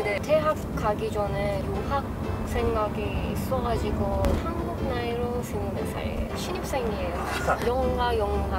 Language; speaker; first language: Korean; non-native, learner; Persian